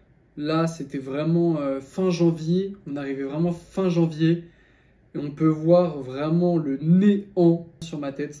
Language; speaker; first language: French; native; French